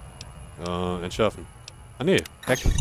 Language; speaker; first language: German; native; German